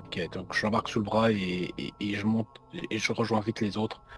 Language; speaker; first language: French; native; French